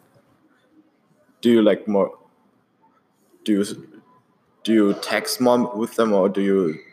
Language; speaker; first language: English; non-native, fluent; German